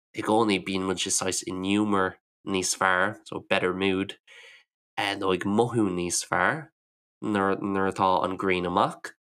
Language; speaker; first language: Irish; non-native, local second language; English